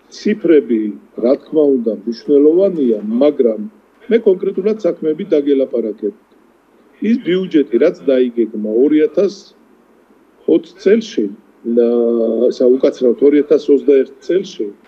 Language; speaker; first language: Georgian; native; Georgian